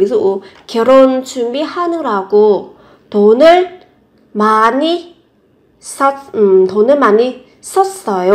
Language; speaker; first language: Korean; non-native, fluent; Vietnamese